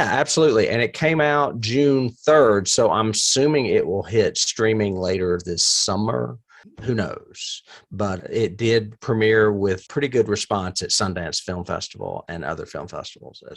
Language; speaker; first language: English; native; English